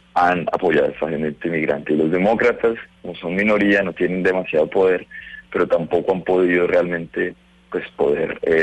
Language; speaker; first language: Spanish; native; Spanish